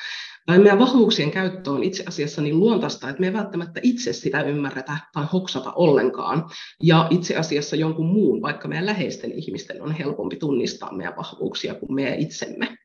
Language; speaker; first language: Finnish; native; Finnish